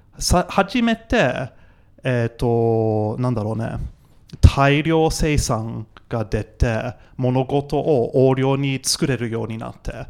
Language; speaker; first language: Japanese; non-native, fluent; English